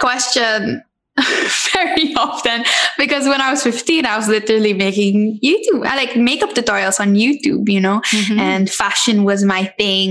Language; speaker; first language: English; non-native, local second language; Filipino